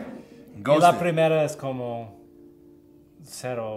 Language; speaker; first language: Spanish; non-native, learner; English